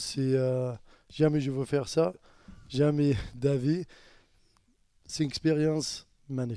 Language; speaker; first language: French; non-native, learner; Arabic